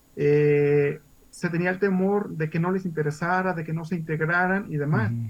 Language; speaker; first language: Spanish; native; Spanish